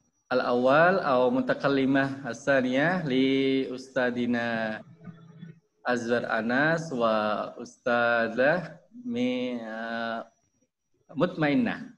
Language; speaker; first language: Arabic; non-native, learner; Indonesian